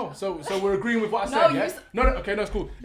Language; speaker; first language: English; native; English